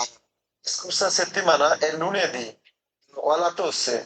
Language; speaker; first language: Italian; non-native, learner; Bangla